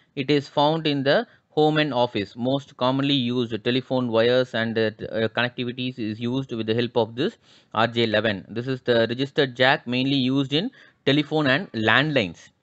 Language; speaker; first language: English; non-native, local second language; Tamil